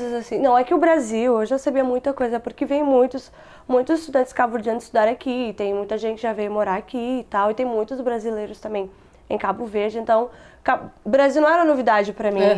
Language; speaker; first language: Portuguese; non-native, local second language; Kabuverdianu